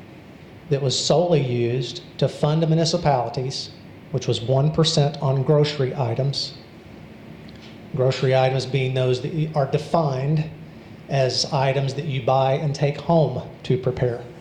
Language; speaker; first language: English; native; English